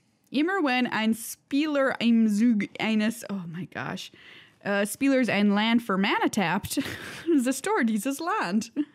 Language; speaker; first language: German; non-native, learner; English